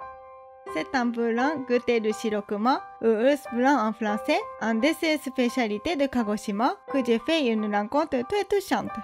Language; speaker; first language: French; non-native, fluent; Japanese